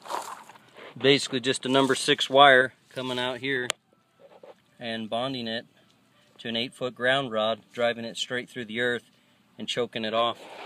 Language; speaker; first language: English; native; English